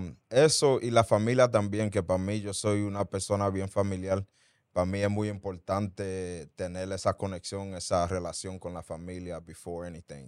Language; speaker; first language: Spanish; early bilingual, heritage; Spanish